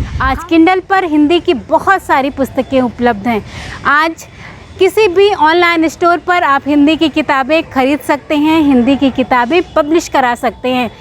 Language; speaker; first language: Hindi; native; Hindi